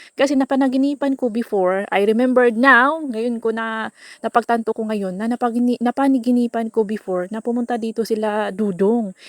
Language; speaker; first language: Filipino; non-native, local second language; Cebuano